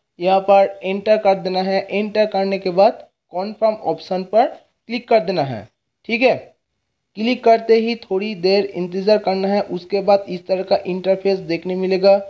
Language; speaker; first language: Hindi; non-native, local second language; Bangla